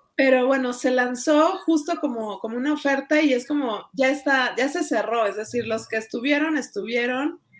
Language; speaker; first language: Spanish; native; Spanish